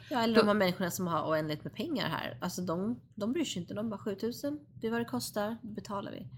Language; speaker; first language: Swedish; native; Swedish